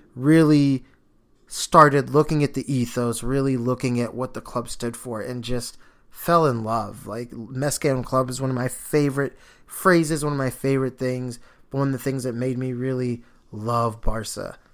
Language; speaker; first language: English; early bilingual, other home language; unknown